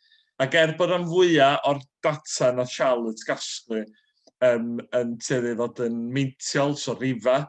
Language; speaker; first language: Welsh; native; Welsh